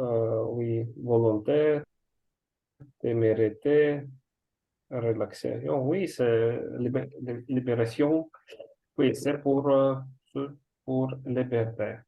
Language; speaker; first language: French; non-native, learner; Russian